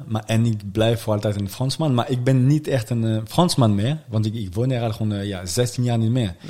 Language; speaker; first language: Dutch; non-native, fluent; French